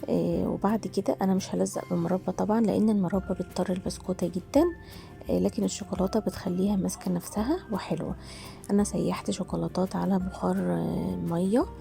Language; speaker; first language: Arabic; native; Arabic